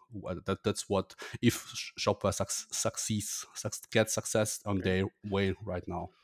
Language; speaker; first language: English; non-native, fluent; German